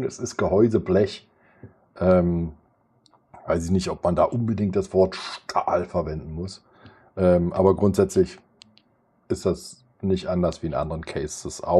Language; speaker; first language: German; native; German